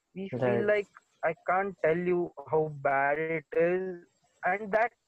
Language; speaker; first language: English; non-native, local second language; Marathi